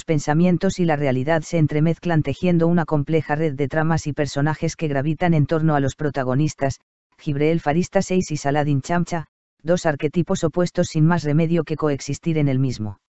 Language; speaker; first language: Spanish; native; Spanish